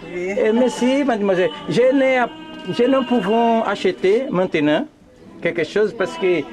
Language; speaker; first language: French; non-native, learner; Portuguese